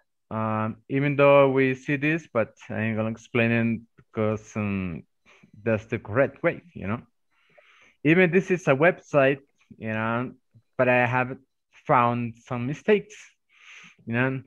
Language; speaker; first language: English; non-native, fluent; Spanish